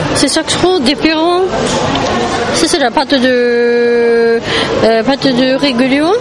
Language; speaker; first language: French; non-native, learner; Japanese